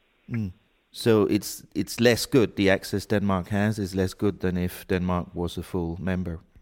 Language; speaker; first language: English; non-native, fluent; Danish